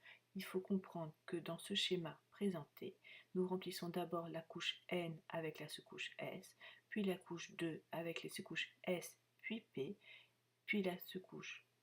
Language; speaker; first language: French; native; French